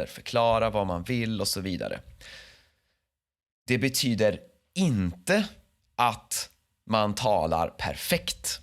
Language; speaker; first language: Swedish; native; Swedish